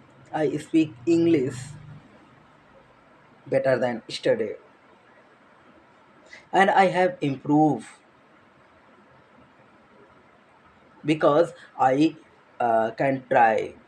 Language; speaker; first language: English; non-native, learner; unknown